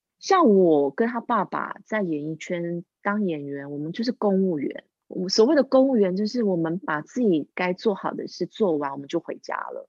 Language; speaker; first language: Chinese; non-native, local second language; English